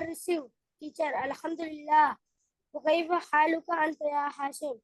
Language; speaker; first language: Arabic; non-native, learner; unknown